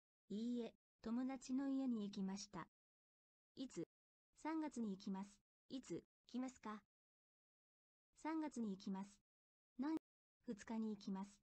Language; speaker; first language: Japanese; non-native, learner; English